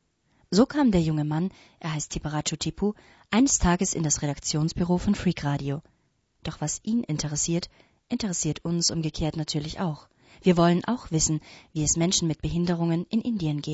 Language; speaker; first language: German; native; German